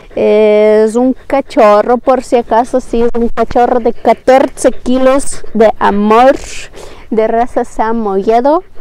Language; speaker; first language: Spanish; non-native, fluent; Ukrainian